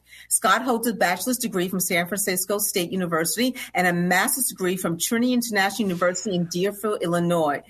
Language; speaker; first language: English; native; English